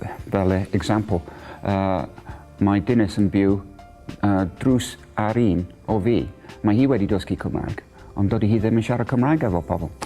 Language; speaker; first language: Welsh; non-native, learner; English